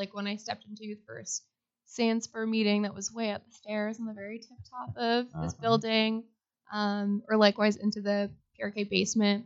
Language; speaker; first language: English; native; English